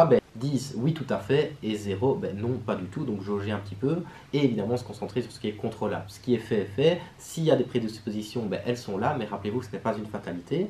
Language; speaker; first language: French; native; French